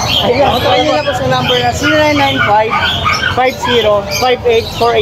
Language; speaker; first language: Filipino; native; Filipino